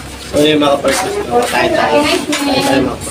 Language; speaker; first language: Filipino; native; Filipino